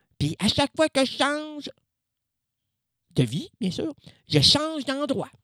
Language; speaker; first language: French; native; French